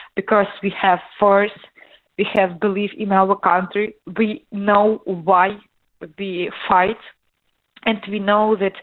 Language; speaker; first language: English; non-native, learner; Ukrainian